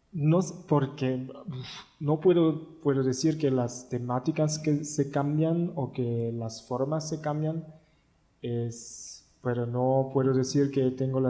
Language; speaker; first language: Spanish; non-native, learner; German